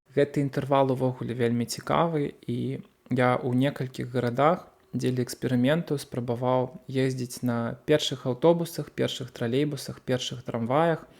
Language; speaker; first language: Belarusian; native; Belarusian